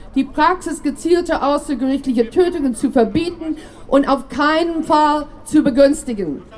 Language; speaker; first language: German; non-native, fluent; English